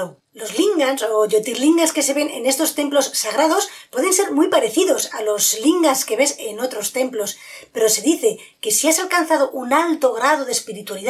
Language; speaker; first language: Spanish; native; Spanish